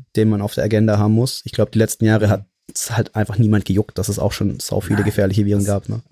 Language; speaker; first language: German; native; German